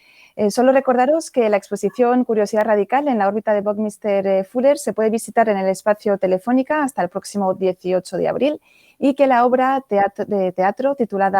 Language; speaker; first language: Spanish; native; Spanish